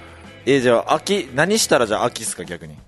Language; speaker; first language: Japanese; native; Japanese